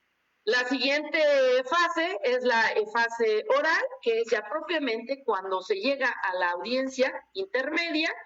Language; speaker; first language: Spanish; native; Spanish